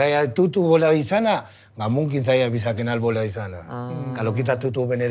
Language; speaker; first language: Indonesian; non-native, fluent; Spanish